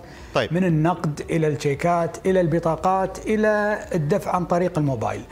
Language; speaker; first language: Arabic; native; Arabic